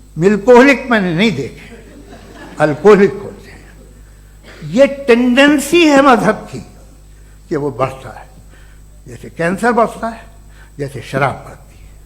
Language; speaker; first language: Urdu; native; Urdu